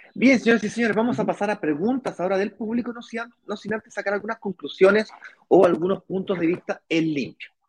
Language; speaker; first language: Spanish; native; Spanish